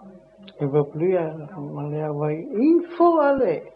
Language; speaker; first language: French; non-native, learner; Vietnamese